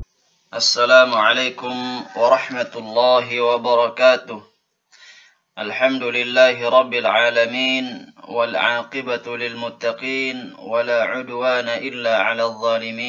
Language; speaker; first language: Arabic; non-native, fluent; Indonesian